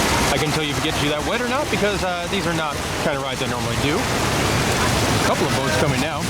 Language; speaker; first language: English; native; English